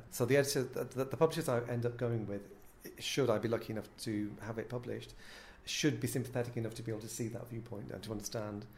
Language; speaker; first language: English; native; English